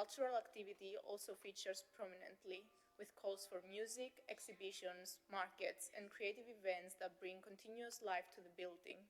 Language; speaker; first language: English; non-native, fluent; Greek